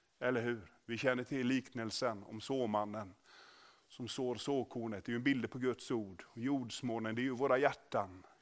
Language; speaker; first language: Swedish; native; Swedish